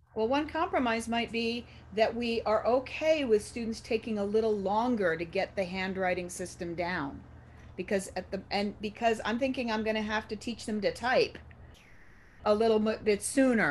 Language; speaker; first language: English; native; English